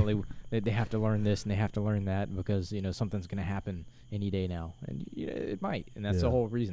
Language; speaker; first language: English; native; English